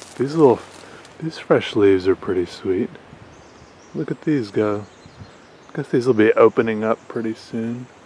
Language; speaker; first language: English; native; English